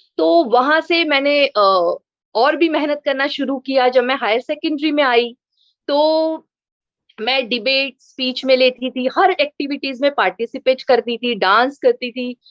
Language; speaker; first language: Hindi; non-native, local second language; Marathi